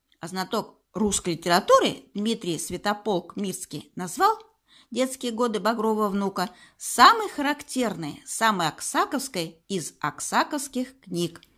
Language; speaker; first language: Russian; native; Russian